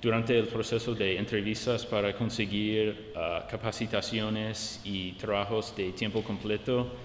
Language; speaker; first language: Spanish; non-native, fluent; English